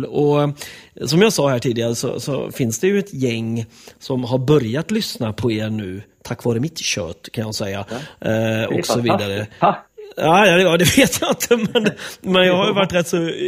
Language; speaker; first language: Swedish; native; Swedish